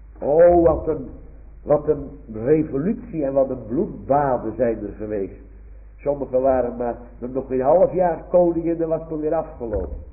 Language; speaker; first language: Dutch; native; Dutch